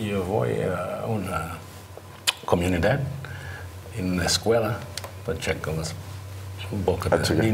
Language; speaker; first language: Spanish; non-native, learner; English